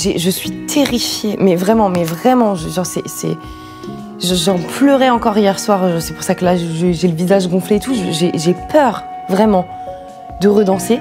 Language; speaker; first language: French; native; French